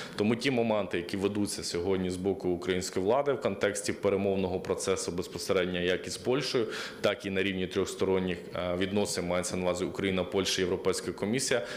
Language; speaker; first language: Ukrainian; native; Ukrainian